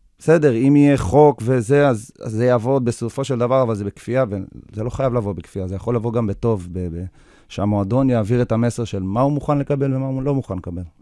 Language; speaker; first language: Hebrew; early bilingual, other home language; English